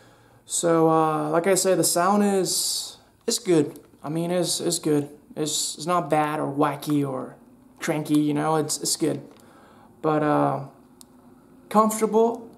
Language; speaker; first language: English; non-native, fluent; Spanish